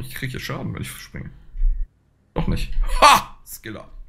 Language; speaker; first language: German; native; German